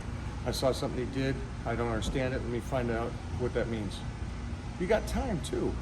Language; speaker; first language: English; native; English